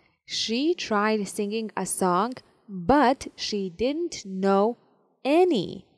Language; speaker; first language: English; non-native, fluent; Serbian